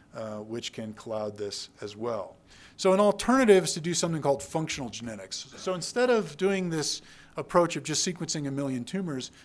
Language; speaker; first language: English; native; English